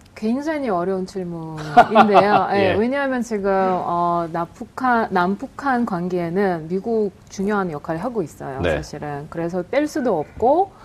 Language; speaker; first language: Korean; non-native, fluent; Russian